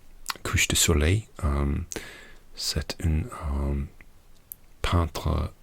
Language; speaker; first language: French; non-native, learner; English